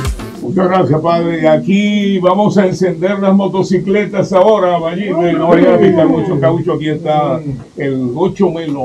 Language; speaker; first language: Spanish; native; Spanish